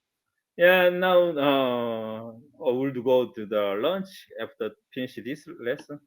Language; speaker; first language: English; non-native, learner; Korean